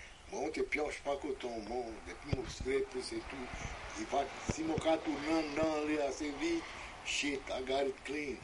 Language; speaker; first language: French; native; French